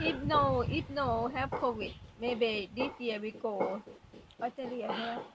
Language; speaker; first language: English; non-native, learner; Thai